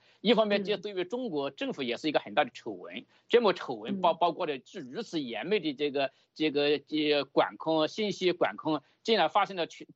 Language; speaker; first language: Chinese; native; Chinese